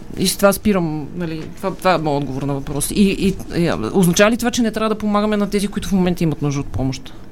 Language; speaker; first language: Bulgarian; native; Bulgarian